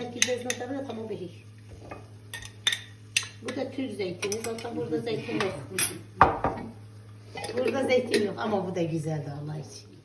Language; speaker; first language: Turkish; non-native, local second language; Kurdish